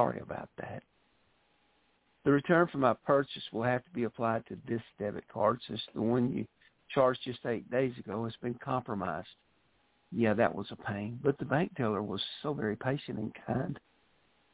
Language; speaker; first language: English; native; English